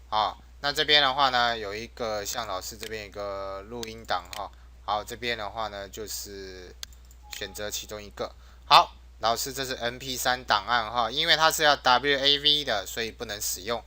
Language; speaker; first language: Chinese; native; Chinese